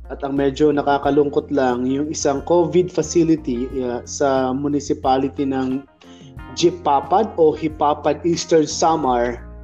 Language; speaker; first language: Filipino; non-native, local second language; Bikol